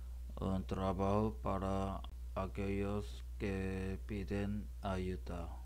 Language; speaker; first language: Spanish; non-native, learner; Korean